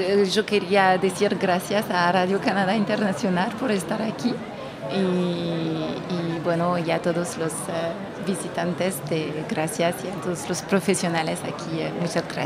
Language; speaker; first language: Spanish; non-native, fluent; French